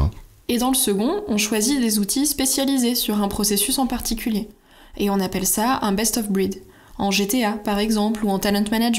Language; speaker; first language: French; native; French